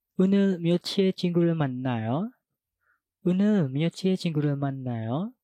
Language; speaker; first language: Korean; non-native, fluent; Indonesian